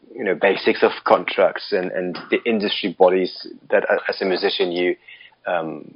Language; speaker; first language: English; non-native, fluent; Russian